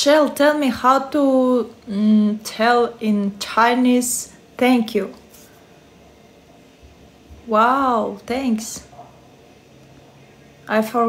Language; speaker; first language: English; non-native, learner; Russian